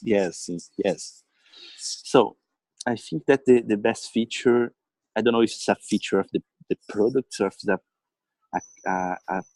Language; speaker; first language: English; non-native, learner; Portuguese